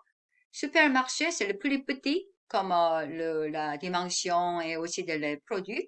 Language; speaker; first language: French; non-native, fluent; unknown